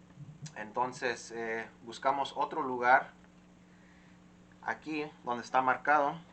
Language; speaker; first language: Spanish; early bilingual, heritage; Spanish